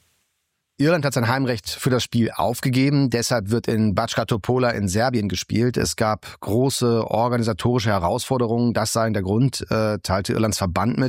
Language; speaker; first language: German; native; German